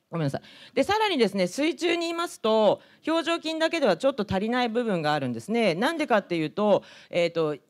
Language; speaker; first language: Japanese; native; Japanese